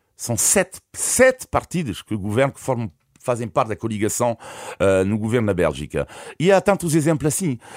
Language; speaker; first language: Portuguese; non-native, fluent; French